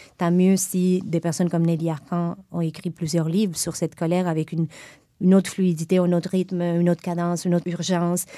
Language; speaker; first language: French; non-native, fluent; Spanish